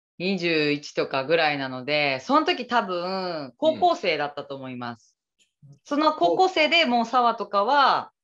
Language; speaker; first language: Japanese; native; Japanese